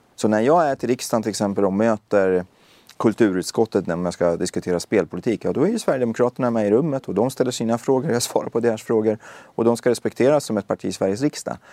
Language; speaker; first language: Swedish; early bilingual, other home language; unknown